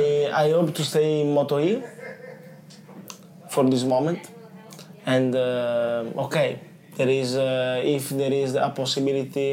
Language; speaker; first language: English; non-native, learner; Italian